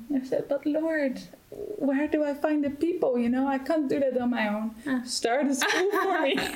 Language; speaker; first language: English; non-native, fluent; Dutch